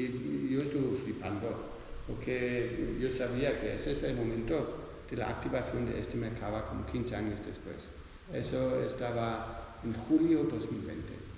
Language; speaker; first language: Spanish; non-native, learner; Dutch